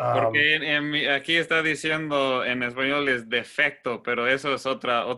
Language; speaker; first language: Spanish; non-native, fluent; English